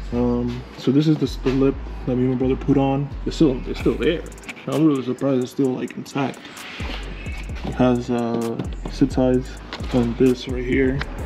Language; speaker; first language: English; early bilingual, other home language; Spanish